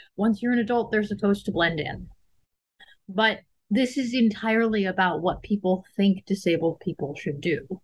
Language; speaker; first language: English; native; English